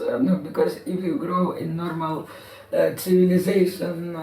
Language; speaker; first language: English; non-native, learner; Ukrainian